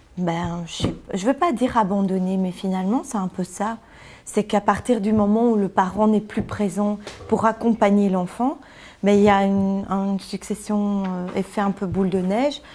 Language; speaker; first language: French; native; French